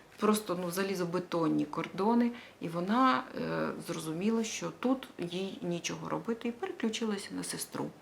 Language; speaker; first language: Ukrainian; non-native, local second language; Russian